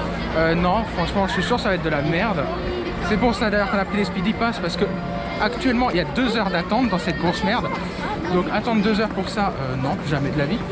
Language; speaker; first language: French; native; French